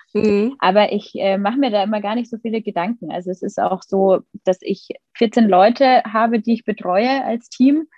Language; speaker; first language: German; native; German